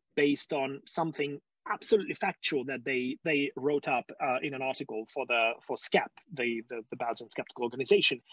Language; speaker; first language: English; non-native, fluent; Hungarian